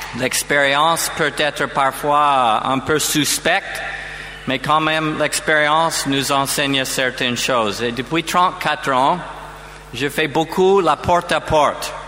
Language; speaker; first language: French; non-native, fluent; English